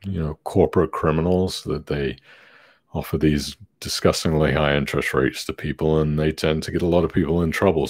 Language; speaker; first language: English; native; English